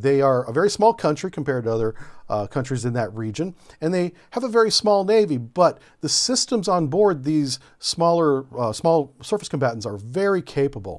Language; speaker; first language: English; native; English